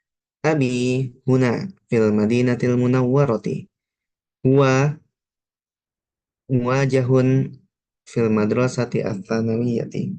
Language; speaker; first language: Arabic; non-native, fluent; Indonesian